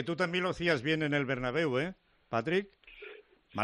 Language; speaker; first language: Spanish; native; Spanish